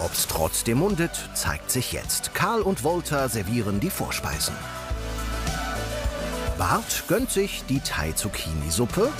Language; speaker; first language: German; native; German